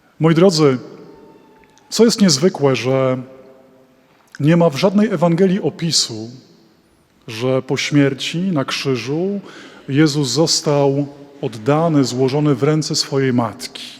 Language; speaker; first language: Polish; native; Polish